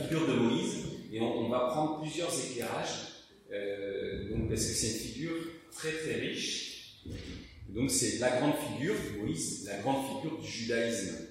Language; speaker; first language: French; native; French